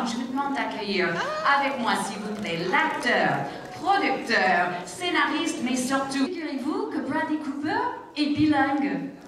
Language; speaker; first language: French; native; French